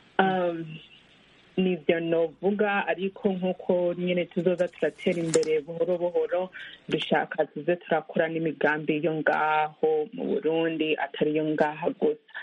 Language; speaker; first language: Rundi; early bilingual, heritage; Rundi